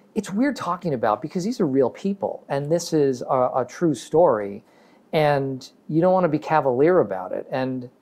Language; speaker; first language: English; native; English